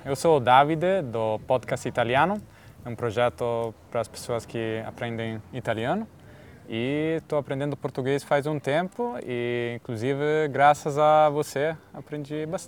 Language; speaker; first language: Portuguese; non-native, fluent; Italian